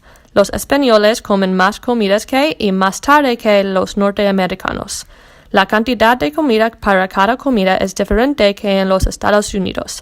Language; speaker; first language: Spanish; non-native, learner; English